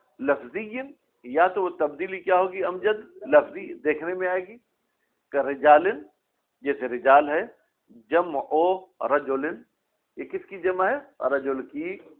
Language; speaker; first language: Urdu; non-native, local second language; Sindhi